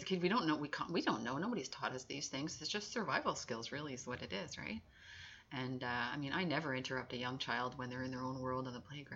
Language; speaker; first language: English; native; English